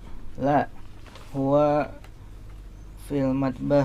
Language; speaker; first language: Arabic; non-native, learner; Indonesian